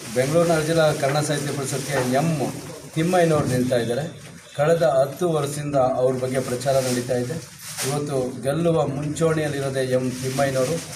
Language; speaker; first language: Kannada; native; Kannada